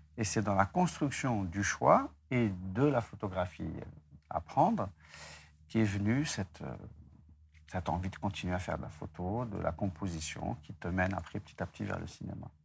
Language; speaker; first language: French; non-native, local second language; Arabic